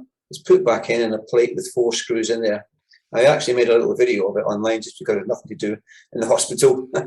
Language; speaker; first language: English; native; English